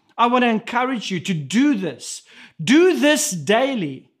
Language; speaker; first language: English; non-native, local second language; Afrikaans